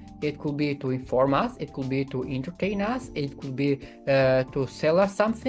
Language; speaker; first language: English; non-native, fluent; Albanian